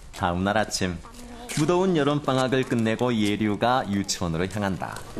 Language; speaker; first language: Korean; native; Korean